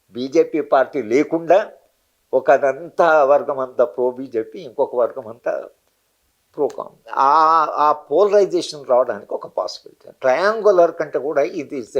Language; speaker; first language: Telugu; native; Telugu